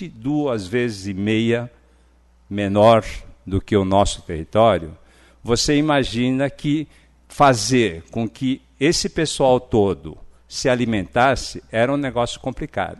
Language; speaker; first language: Portuguese; early bilingual, other home language; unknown